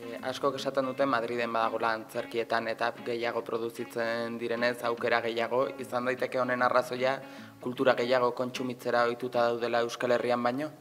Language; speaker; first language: Basque; native; Basque